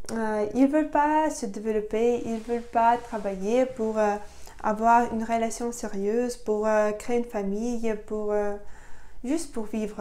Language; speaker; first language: French; non-native, fluent; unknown